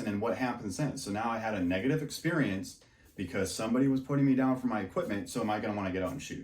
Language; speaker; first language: English; native; English